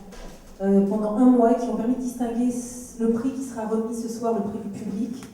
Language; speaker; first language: French; native; French